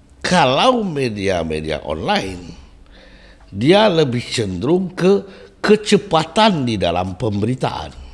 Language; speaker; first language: Indonesian; native; Indonesian